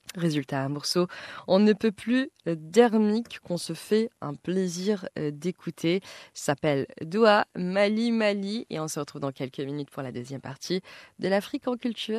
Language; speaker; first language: French; non-native, local second language; Arabic